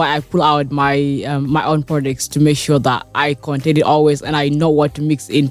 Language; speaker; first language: English; native; English